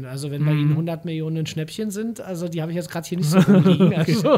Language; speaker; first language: German; native; German